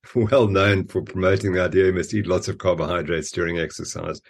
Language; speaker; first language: English; native; English